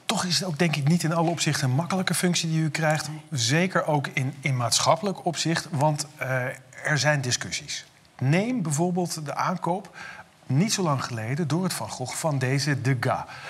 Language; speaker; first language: Dutch; native; Dutch